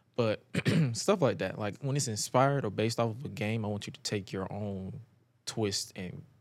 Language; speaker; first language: English; native; English